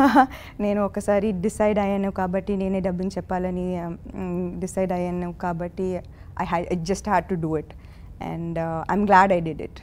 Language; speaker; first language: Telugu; non-native, fluent; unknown